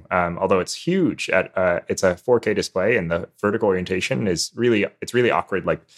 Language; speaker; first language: English; native; English